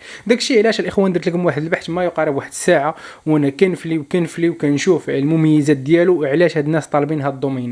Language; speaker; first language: Arabic; native; Arabic